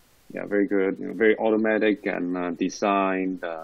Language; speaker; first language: English; non-native, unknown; Chinese